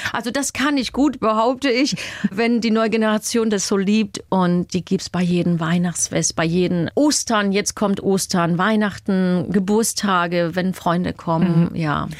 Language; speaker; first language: German; non-native, fluent; English